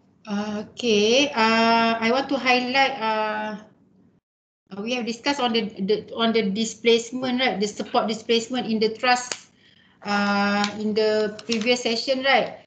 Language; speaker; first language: English; non-native, local second language; Malay